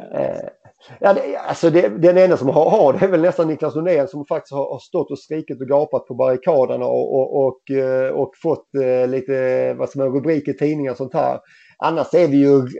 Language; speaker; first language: Swedish; native; Swedish